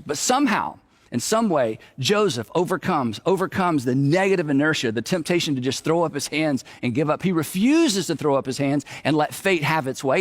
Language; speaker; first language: English; native; English